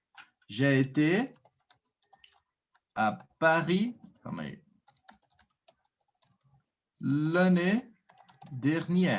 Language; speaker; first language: French; non-native, fluent; Portuguese